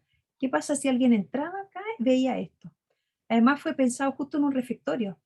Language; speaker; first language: Spanish; native; Spanish